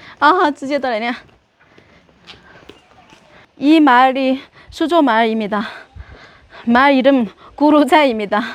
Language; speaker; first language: Korean; non-native, learner; Chinese